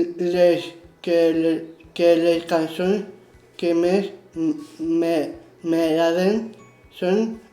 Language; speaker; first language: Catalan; non-native, local second language; Spanish